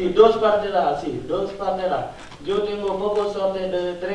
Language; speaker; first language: Spanish; non-native, learner; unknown